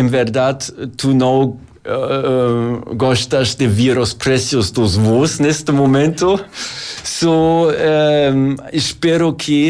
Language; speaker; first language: Portuguese; non-native, learner; German